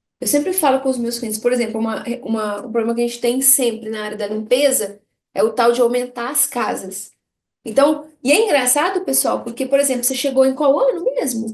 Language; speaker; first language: Portuguese; native; Portuguese